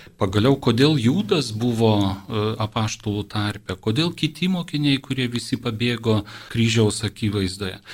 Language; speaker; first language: Lithuanian; non-native, local second language; Polish